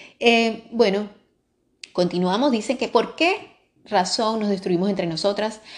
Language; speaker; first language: Spanish; native; Spanish